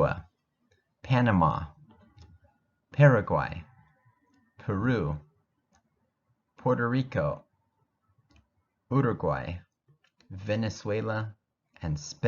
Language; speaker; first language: Spanish; non-native, fluent; English